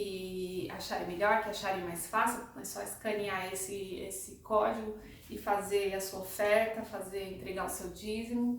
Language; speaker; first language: Portuguese; native; Portuguese